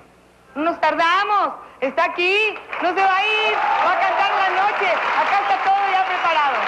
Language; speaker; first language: Spanish; native; Spanish